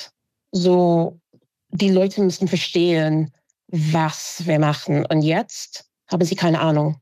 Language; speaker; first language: German; non-native, fluent; English